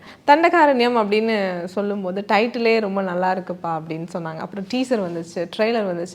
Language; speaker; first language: Tamil; native; Tamil